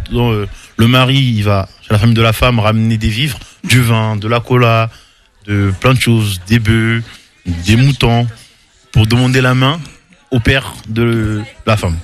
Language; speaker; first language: French; non-native, local second language; Lingala